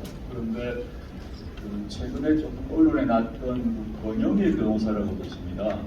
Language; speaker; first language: Korean; native; Korean